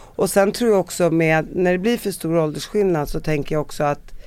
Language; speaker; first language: Swedish; early bilingual, other home language; Arabic